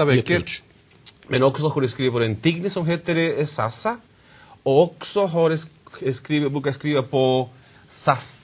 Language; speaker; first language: Swedish; non-native, fluent; Spanish